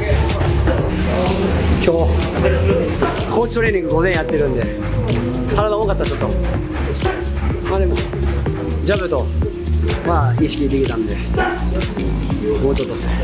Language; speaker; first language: Japanese; native; Japanese